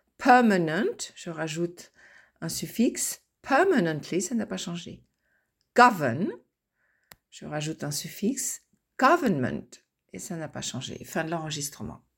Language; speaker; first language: French; native; French